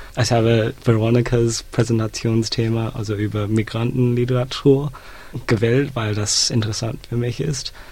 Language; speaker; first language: German; non-native, fluent; Chinese